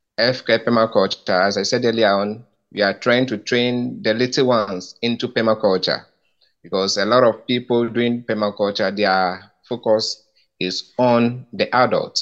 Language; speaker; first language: English; non-native, local second language; Ewe